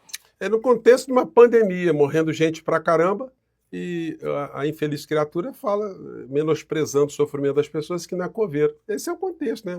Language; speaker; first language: Portuguese; native; Portuguese